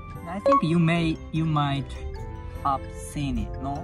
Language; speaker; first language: English; non-native, learner; Japanese